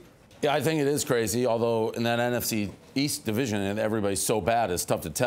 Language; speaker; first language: English; native; English